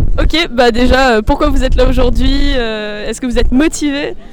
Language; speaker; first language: French; native; French